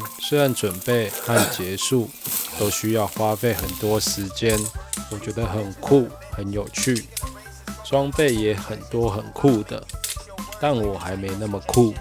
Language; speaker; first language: Chinese; native; Chinese